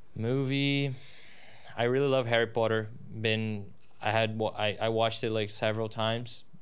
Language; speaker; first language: English; non-native, fluent; Portuguese